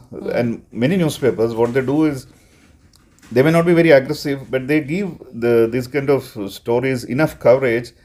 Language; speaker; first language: English; non-native, local second language; Malayalam